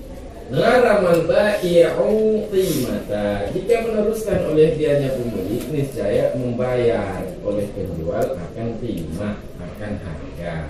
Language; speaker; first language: Indonesian; native; Indonesian